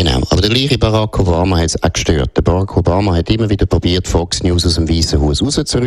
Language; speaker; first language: German; native; German